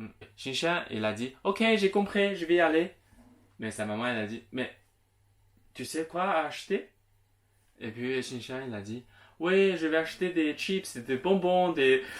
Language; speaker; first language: French; non-native, local second language; Chinese